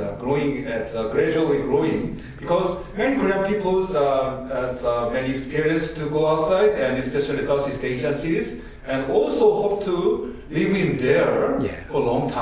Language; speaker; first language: English; non-native, learner; Korean